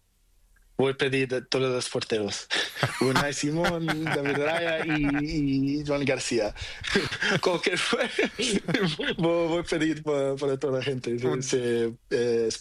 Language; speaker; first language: Spanish; non-native, learner; Portuguese